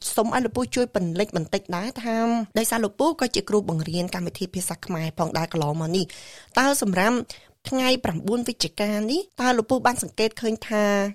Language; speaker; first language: Khmer; native; Khmer